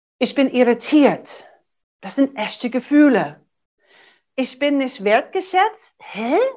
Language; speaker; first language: German; non-native, fluent; English